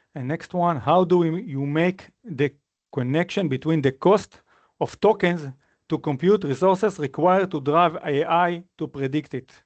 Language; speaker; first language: English; non-native, fluent; Hebrew